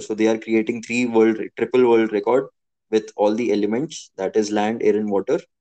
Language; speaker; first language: English; non-native, local second language; Hindi